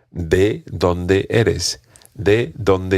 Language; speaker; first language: Spanish; non-native, fluent; English